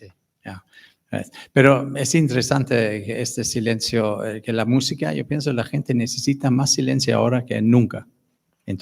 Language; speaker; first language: Spanish; non-native, fluent; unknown